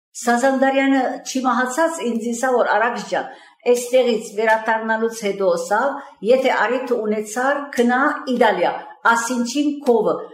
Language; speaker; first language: Armenian; early bilingual, heritage; Armenian